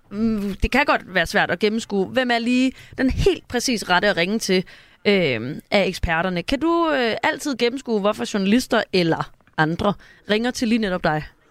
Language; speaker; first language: Danish; native; Danish